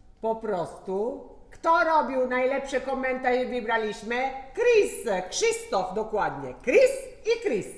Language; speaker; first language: Polish; non-native, learner; Italian